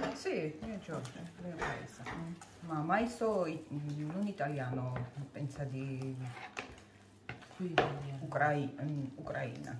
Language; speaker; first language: Italian; non-native, learner; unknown